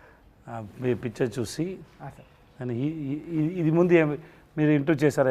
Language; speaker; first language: Telugu; non-native, learner; Tamil